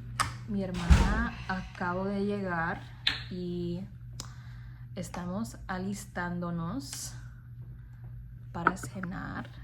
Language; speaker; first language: Spanish; non-native, fluent; English